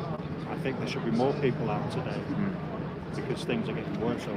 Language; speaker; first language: English; native; English